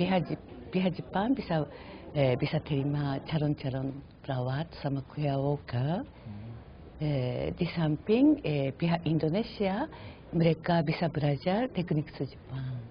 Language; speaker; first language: Indonesian; non-native, fluent; Japanese